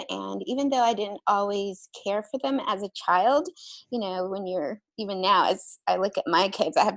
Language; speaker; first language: English; native; English